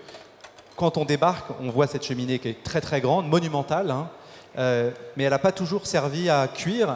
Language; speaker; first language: French; native; French